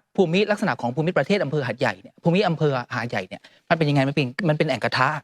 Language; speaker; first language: Thai; native; Thai